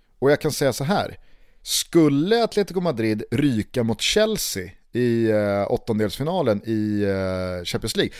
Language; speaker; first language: Swedish; native; Swedish